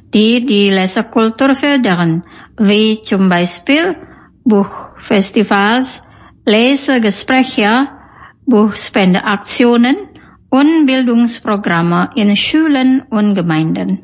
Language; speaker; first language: German; non-native, fluent; Indonesian